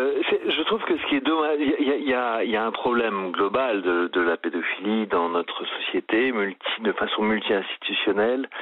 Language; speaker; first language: French; native; French